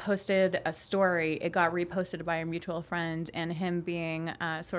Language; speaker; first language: English; non-native, fluent; Polish